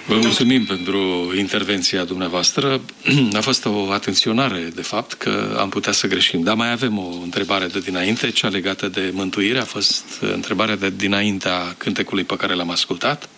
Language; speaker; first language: Romanian; native; Romanian